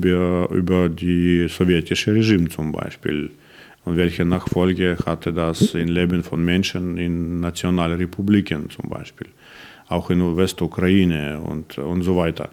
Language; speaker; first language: German; non-native, learner; Russian